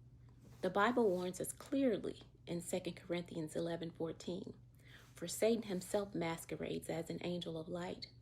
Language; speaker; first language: English; native; English